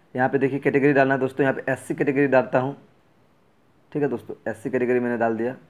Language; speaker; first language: Hindi; native; Hindi